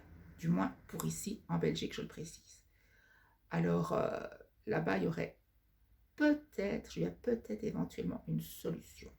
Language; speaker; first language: French; native; French